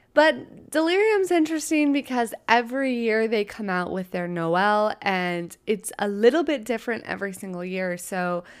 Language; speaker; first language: English; native; English